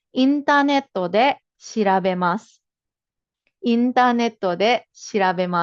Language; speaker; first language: Japanese; non-native, fluent; Filipino